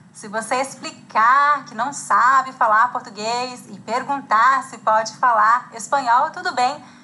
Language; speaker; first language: Portuguese; native; Portuguese